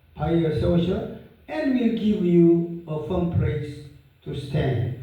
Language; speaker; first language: English; non-native, fluent; Korean